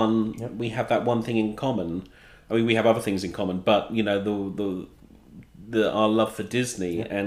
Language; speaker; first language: English; native; English